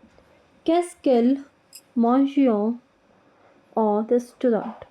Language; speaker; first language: French; non-native, learner; Hindi